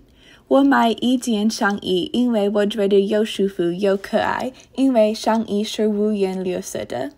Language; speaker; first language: Chinese; non-native, learner; English